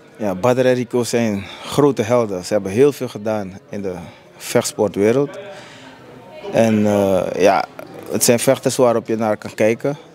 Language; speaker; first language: Dutch; native; Dutch